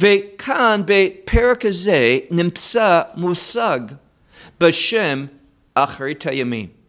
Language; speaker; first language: Hebrew; non-native, fluent; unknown